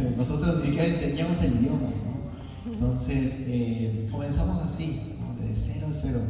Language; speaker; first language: Spanish; early bilingual, other home language; Korean